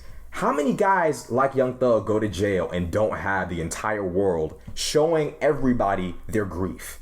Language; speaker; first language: English; native; English